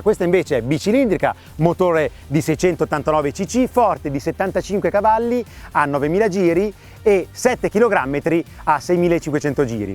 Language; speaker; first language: Italian; native; Italian